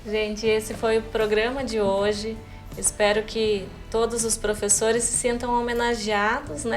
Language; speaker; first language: Portuguese; native; Portuguese